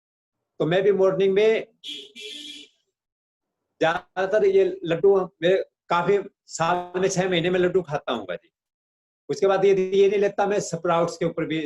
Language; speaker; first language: Hindi; native; Hindi